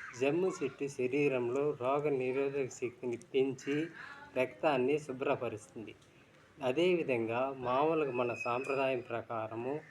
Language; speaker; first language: Telugu; native; Telugu